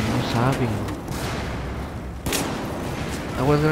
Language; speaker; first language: Spanish; native; Spanish